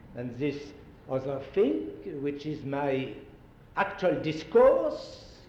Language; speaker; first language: English; non-native, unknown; French